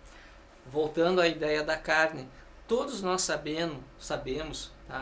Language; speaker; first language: Portuguese; native; Portuguese